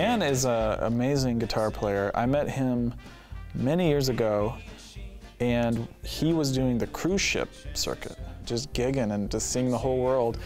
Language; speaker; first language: English; native; English